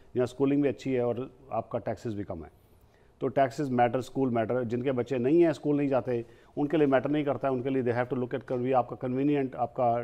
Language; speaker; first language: Hindi; native; Hindi